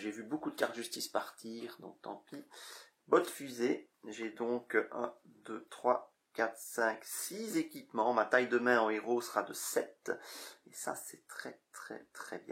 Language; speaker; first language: French; native; French